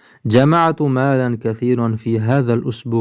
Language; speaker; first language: Arabic; non-native, fluent; Uzbek